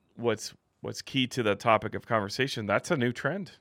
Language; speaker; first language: English; native; English